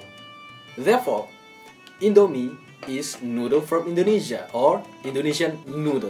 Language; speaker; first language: English; non-native, learner; Indonesian